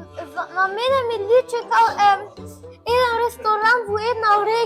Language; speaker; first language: Macedonian; early bilingual, heritage; Macedonian